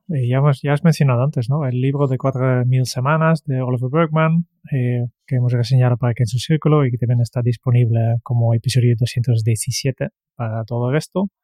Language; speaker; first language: Spanish; non-native, fluent; Dutch